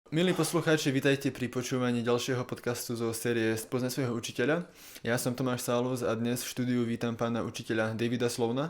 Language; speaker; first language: Slovak; native; Slovak